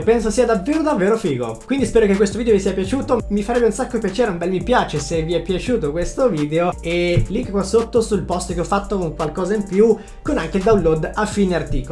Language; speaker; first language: Italian; native; Italian